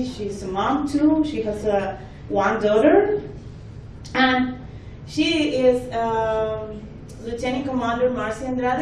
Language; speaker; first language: English; non-native, fluent; Spanish